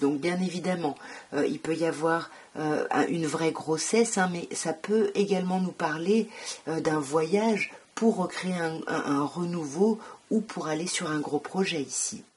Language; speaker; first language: French; native; French